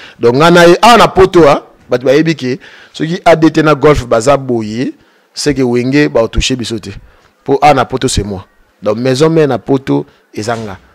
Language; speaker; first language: Lingala; native; Lingala